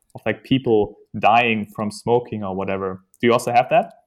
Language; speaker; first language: English; non-native, fluent; German